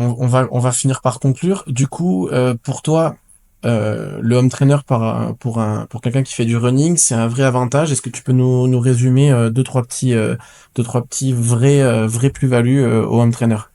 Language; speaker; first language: French; native; French